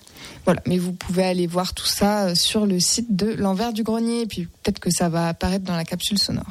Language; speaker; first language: French; native; French